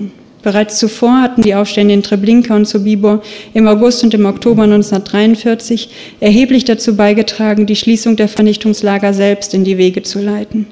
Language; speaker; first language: German; native; German